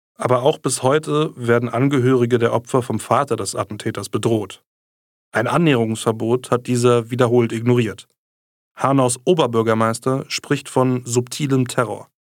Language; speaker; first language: German; native; German